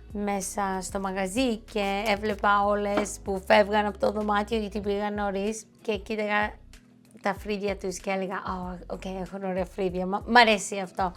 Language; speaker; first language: Greek; early bilingual, heritage; Greek